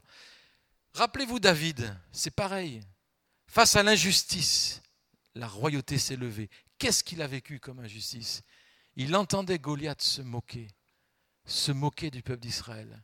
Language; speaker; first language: French; native; French